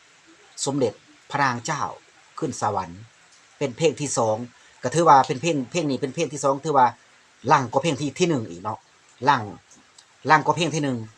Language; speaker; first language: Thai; non-native, local second language; Lao